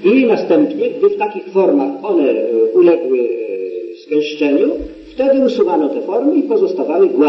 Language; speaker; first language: Polish; native; Polish